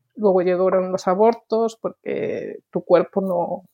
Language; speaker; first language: Spanish; native; Spanish